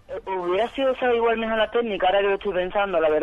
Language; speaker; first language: Spanish; native; Spanish